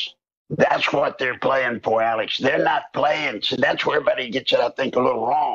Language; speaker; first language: English; native; English